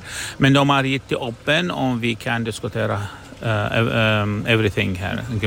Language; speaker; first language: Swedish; non-native, learner; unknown